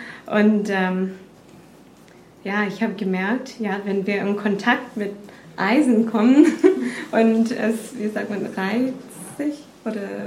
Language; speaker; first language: German; non-native, fluent; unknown